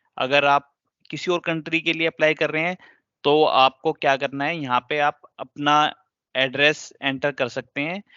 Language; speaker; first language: Hindi; native; Hindi